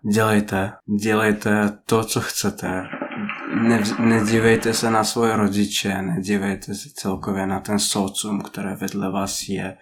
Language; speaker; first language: Czech; non-native, fluent; Russian